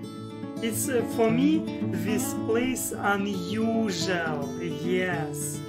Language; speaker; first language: English; non-native, learner; Russian